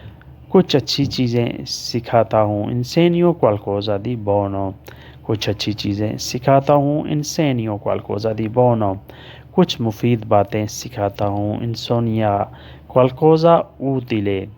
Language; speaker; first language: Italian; non-native, learner; Urdu